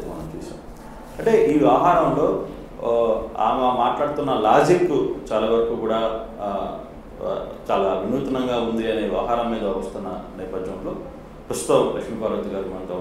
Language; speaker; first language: Telugu; native; Telugu